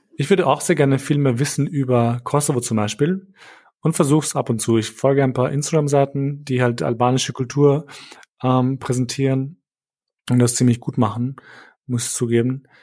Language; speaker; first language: German; early bilingual, other home language; Albanian